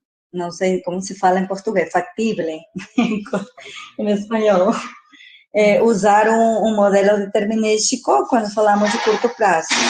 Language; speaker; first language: Portuguese; non-native, fluent; Spanish